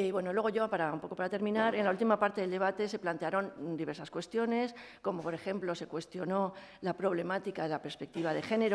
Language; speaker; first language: Spanish; native; Spanish